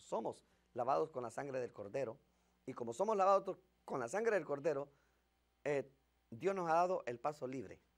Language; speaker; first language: Spanish; native; Spanish